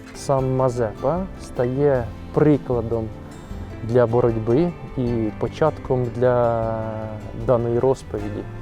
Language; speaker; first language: Ukrainian; native; Ukrainian